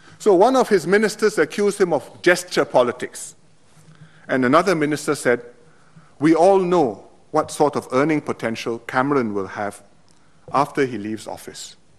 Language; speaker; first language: English; native; English